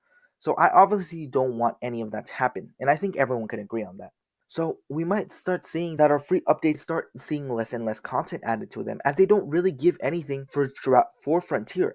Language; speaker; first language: English; native; English